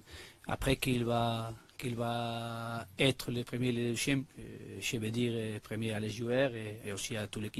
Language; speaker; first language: French; non-native, learner; Spanish